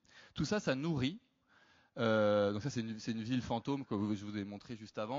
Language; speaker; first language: French; native; French